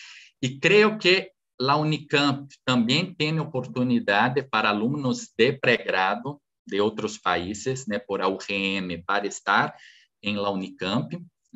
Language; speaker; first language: Spanish; non-native, fluent; Portuguese